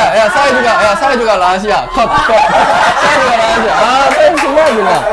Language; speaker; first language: Indonesian; non-native, fluent; Korean